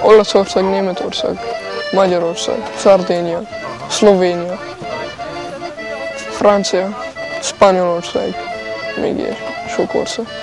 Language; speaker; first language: Hungarian; non-native, learner; German